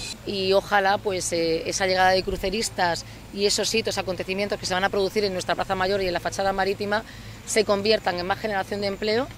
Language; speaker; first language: Spanish; native; Spanish